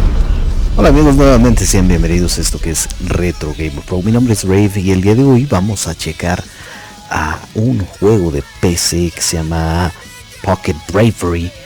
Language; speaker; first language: Spanish; native; Spanish